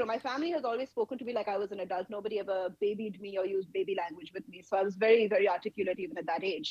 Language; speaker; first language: English; non-native, local second language; Bangla